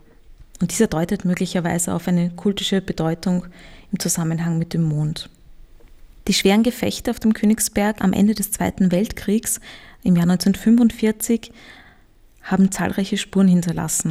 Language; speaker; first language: German; native; German